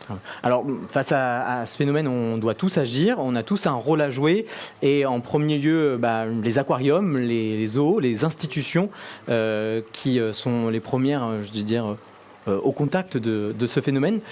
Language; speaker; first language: French; native; French